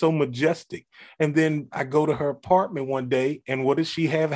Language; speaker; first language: English; native; English